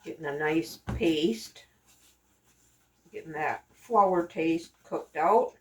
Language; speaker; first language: English; native; English